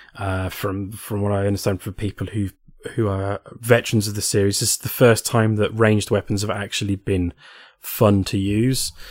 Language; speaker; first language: English; native; English